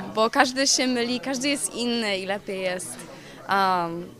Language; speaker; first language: Polish; early bilingual, other home language; English